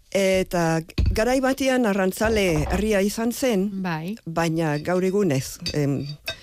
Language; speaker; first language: Basque; early bilingual, other home language; English